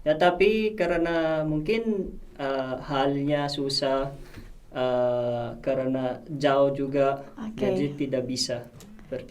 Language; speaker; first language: Indonesian; non-native, fluent; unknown